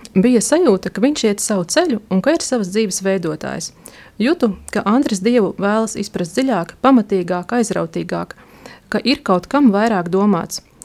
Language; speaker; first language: Latvian; native; Latvian